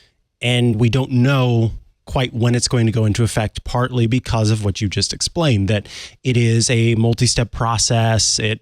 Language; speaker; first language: English; native; English